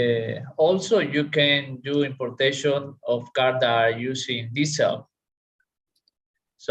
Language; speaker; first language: English; non-native, learner; Spanish